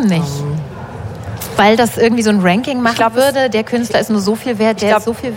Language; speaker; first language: German; native; German